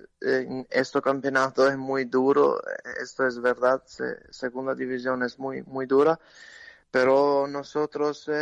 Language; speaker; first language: Spanish; non-native, learner; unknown